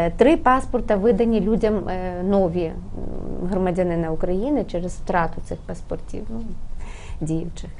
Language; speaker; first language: Ukrainian; native; Ukrainian